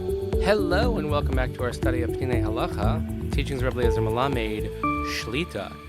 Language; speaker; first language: English; native; English